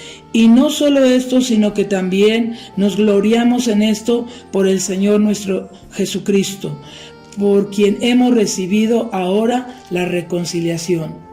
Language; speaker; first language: Spanish; native; Spanish